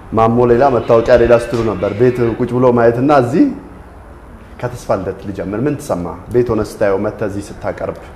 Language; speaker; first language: Amharic; native; Amharic